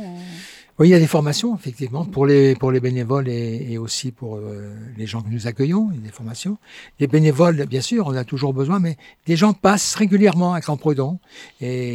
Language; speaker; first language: French; native; French